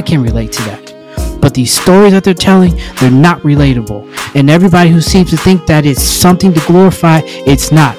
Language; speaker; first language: English; native; English